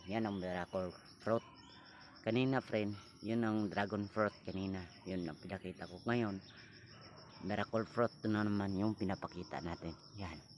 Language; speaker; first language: Filipino; non-native, local second language; Cebuano